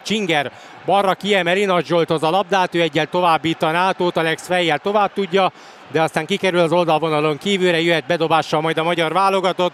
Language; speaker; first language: Hungarian; native; Hungarian